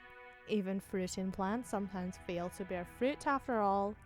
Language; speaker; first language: English; native; English